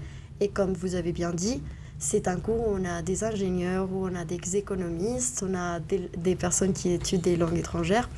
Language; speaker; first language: French; non-native, fluent; Spanish